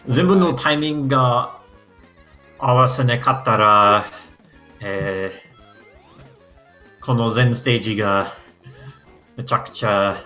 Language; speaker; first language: Japanese; non-native, learner; English